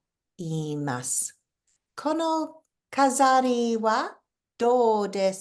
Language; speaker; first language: Japanese; non-native, fluent; English